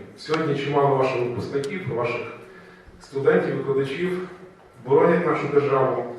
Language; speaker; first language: Ukrainian; native; Ukrainian